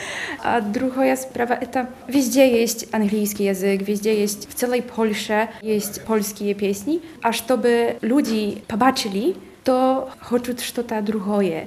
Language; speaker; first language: Polish; non-native, local second language; Belarusian